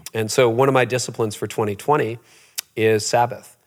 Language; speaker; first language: English; native; English